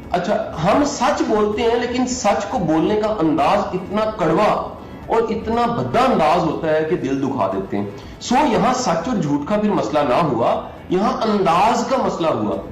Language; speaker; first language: Urdu; non-native, local second language; Punjabi